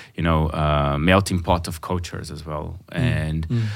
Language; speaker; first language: English; non-native, fluent; Portuguese